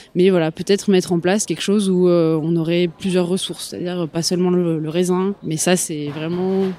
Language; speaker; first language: French; native; French